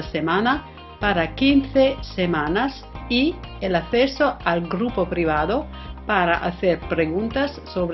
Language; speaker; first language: Spanish; non-native, fluent; Italian